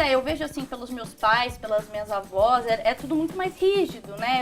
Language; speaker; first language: Portuguese; native; Portuguese